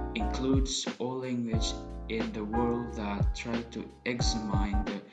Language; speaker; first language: English; non-native, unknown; Indonesian